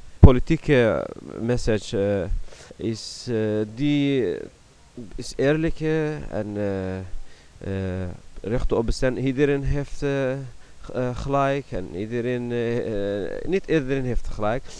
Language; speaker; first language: Dutch; non-native, learner; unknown